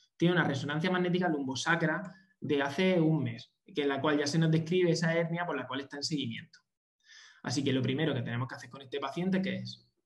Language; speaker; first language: Spanish; native; Spanish